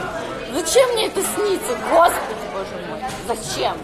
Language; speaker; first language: Russian; native; Russian